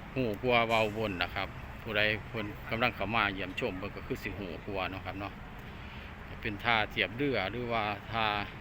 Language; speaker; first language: Thai; non-native, local second language; Northeastern Thai